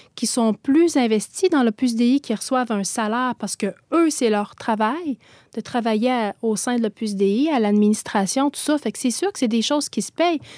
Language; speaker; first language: French; native; French